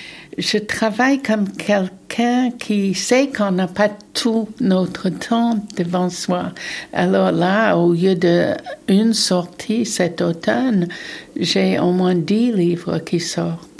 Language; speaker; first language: French; non-native, fluent; English